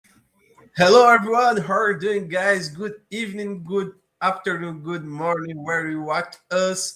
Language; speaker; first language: English; non-native, learner; Portuguese